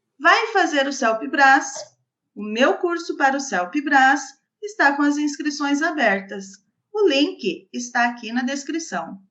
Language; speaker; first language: Portuguese; native; Portuguese